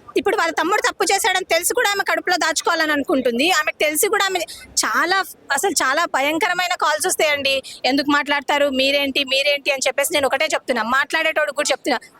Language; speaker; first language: Telugu; non-native, local second language; Lambadi